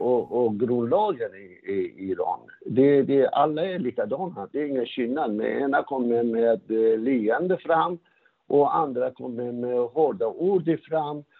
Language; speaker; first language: Swedish; non-native, fluent; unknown